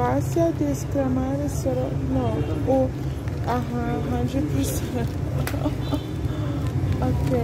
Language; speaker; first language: Spanish; non-native, learner; English